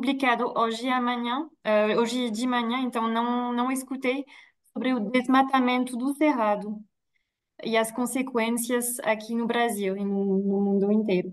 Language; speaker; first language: Portuguese; non-native, fluent; French